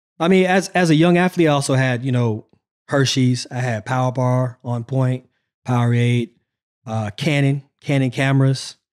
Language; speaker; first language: English; native; English